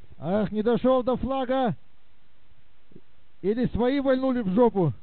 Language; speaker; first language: Russian; native; Russian